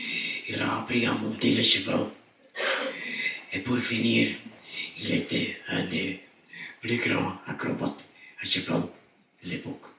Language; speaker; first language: French; non-native, fluent; Dutch